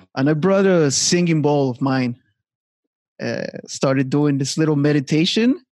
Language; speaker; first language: English; native; English